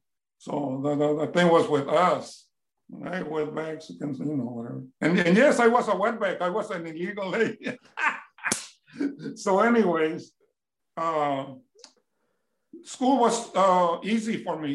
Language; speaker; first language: English; non-native, fluent; Spanish